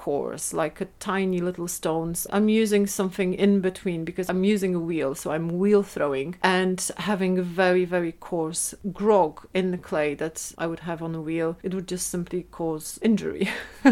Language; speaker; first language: English; non-native, fluent; Polish